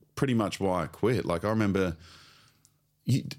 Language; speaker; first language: English; native; English